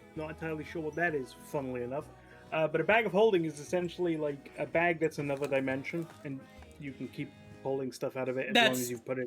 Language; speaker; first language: English; native; English